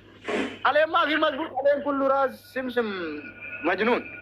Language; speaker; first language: Arabic; non-native, learner; Oromo